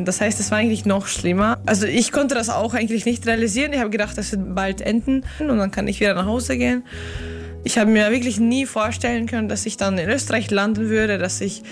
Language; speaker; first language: German; early bilingual, other home language; Ukrainian